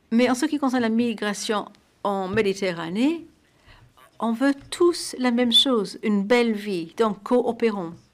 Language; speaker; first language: French; non-native, fluent; Portuguese